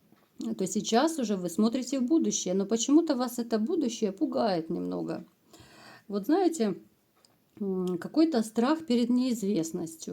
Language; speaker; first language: Russian; native; Russian